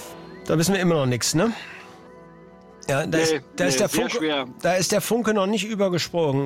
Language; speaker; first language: German; native; German